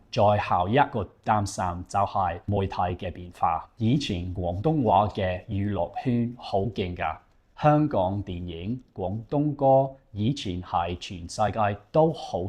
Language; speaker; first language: Cantonese; non-native, fluent; English